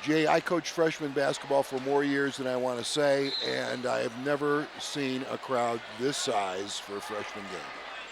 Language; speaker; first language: English; native; English